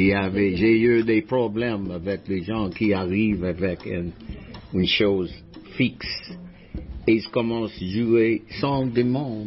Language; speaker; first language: French; non-native, fluent; English